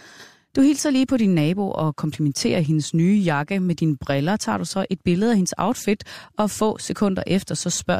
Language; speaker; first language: Danish; native; Danish